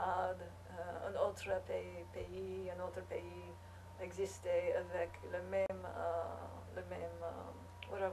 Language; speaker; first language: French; non-native, learner; English